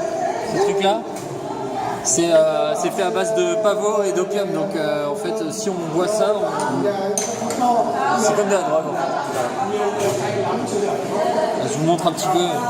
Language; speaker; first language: French; native; French